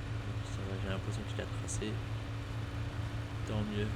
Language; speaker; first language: French; native; French